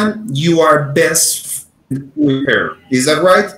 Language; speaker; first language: English; non-native, fluent; Spanish